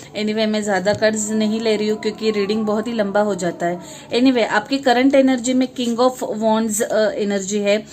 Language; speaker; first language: Hindi; non-native, local second language; Marathi